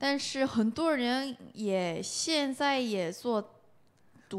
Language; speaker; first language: Chinese; non-native, learner; Korean